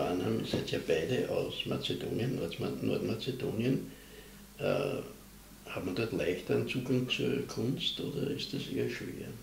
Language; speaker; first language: German; native; German